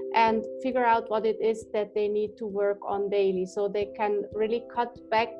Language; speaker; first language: English; non-native, fluent; German